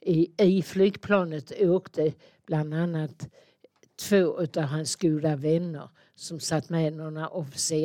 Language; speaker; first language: Swedish; native; Swedish